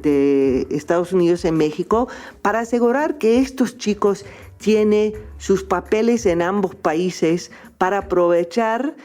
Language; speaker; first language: Spanish; non-native, fluent; English